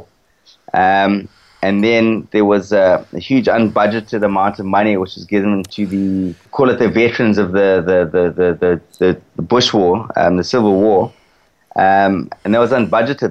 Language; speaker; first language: English; native; English